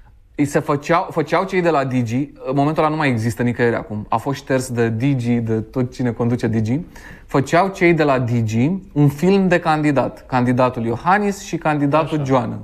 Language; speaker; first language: Romanian; native; Romanian